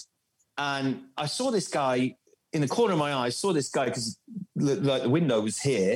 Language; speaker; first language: English; native; English